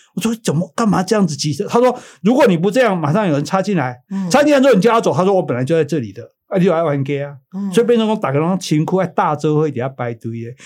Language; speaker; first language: Chinese; native; Chinese